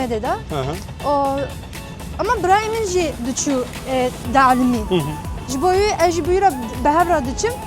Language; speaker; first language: Kurdish; non-native, local second language; Turkish